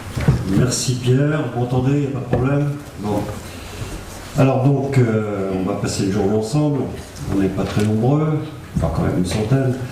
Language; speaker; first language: French; native; French